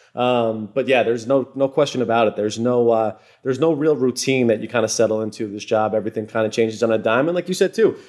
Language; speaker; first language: English; native; English